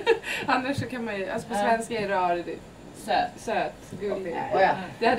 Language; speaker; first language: Swedish; native; Swedish